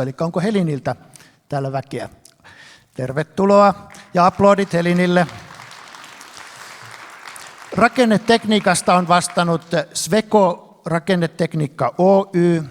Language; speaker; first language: Finnish; native; Finnish